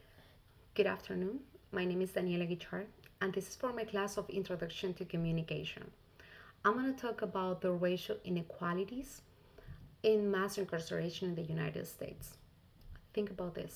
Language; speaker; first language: English; non-native, fluent; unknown